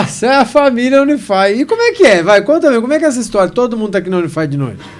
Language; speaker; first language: Portuguese; native; Portuguese